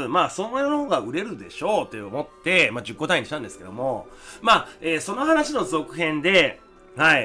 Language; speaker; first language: Japanese; native; Japanese